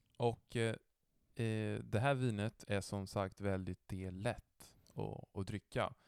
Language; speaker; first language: Swedish; non-native, fluent; Italian